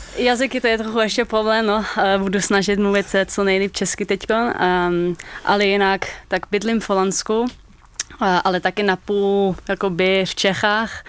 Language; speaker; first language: Czech; early bilingual, heritage; Dutch